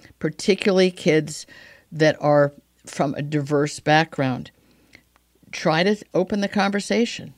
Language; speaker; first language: English; native; English